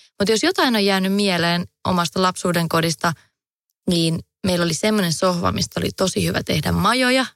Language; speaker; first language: Finnish; native; Finnish